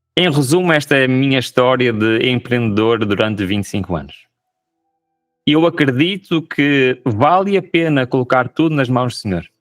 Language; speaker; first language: Portuguese; native; Portuguese